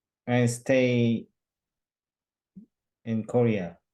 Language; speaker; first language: English; non-native, learner; Korean